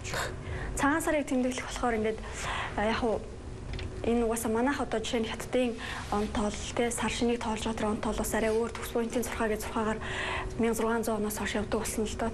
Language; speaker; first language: Mongolian; native; Mongolian